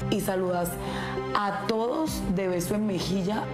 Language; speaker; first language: Spanish; native; Spanish